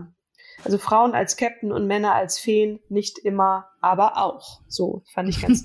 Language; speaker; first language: German; native; German